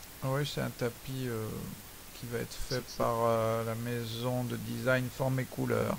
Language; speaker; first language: French; native; French